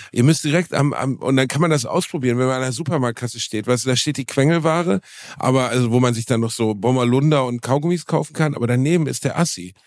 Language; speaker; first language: German; native; German